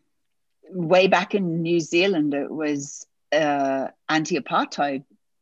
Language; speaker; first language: English; native; English